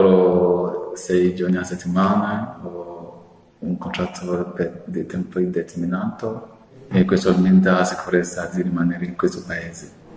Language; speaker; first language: Italian; non-native, fluent; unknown